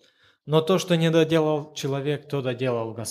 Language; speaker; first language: Polish; non-native, learner; Ukrainian